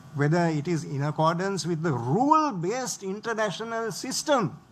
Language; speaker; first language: English; non-native, local second language; Sinhala